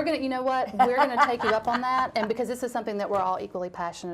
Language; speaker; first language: English; native; English